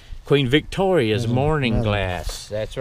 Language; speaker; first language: English; native; English